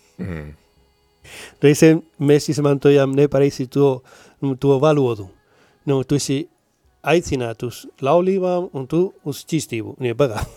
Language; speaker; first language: Latvian; non-native, learner; Spanish